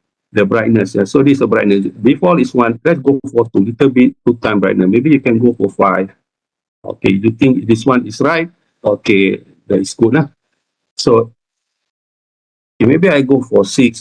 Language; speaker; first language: English; non-native, local second language; Malay